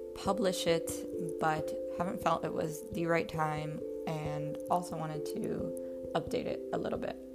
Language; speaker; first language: English; early bilingual, other home language; Spanish